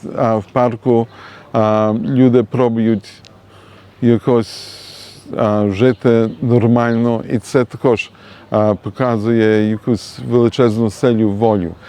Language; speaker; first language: Ukrainian; early bilingual, heritage; Ukrainian